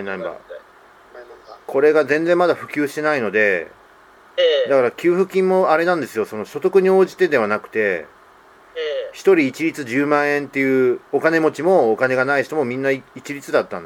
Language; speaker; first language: Japanese; native; Japanese